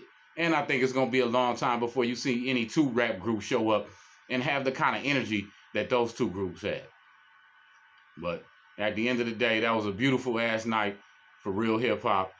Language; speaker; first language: English; native; English